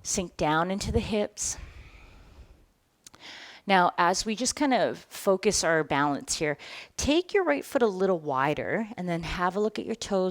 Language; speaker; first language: English; native; English